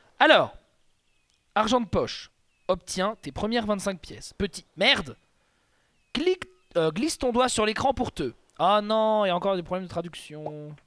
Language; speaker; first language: French; native; French